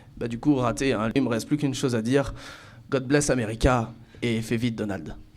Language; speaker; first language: French; native; French